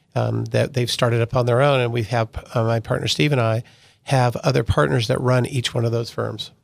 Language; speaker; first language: English; early bilingual, other home language; Italian